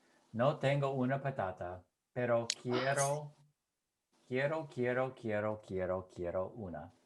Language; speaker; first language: Spanish; non-native, fluent; English